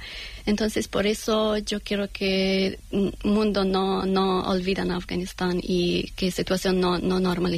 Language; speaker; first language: Spanish; non-native, learner; Persian